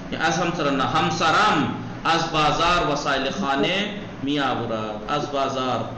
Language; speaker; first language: Persian; non-native, fluent; Urdu